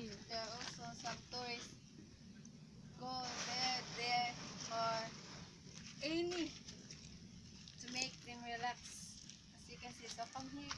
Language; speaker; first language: English; non-native, learner; Cebuano